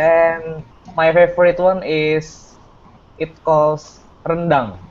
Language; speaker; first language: English; non-native, fluent; Indonesian